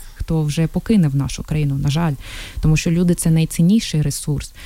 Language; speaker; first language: Ukrainian; non-native, local second language; Russian